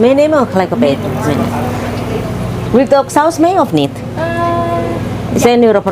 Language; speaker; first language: Dutch; non-native, learner; Indonesian